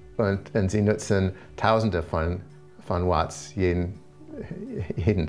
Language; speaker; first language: German; non-native, fluent; English